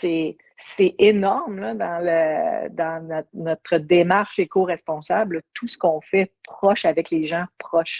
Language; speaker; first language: French; native; French